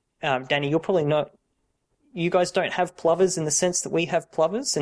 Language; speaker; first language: English; native; English